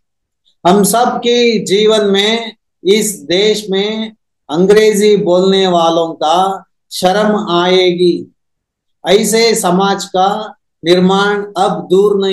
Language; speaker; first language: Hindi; non-native, local second language; Kannada